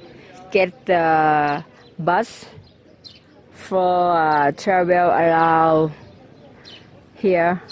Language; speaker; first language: English; non-native, learner; Thai